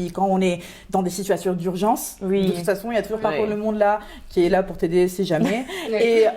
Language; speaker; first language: French; native; French